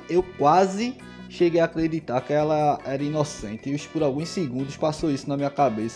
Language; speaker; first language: Portuguese; native; Portuguese